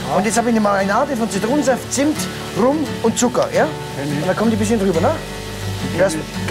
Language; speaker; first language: German; native; German